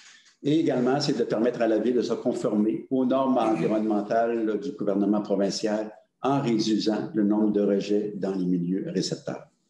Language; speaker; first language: French; native; French